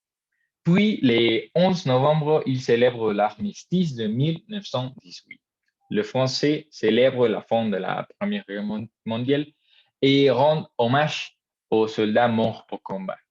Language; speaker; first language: French; non-native, learner; Spanish